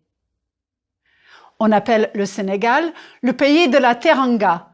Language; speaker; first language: French; non-native, fluent; English